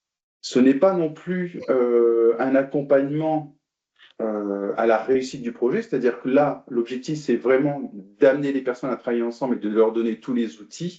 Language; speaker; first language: French; native; French